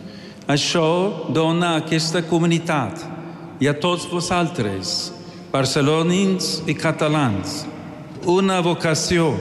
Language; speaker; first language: Catalan; non-native, fluent; English